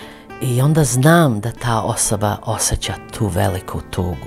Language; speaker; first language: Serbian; early bilingual, other home language; Croatian